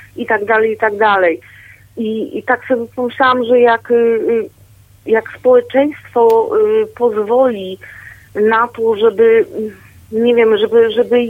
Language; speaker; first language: Polish; native; Polish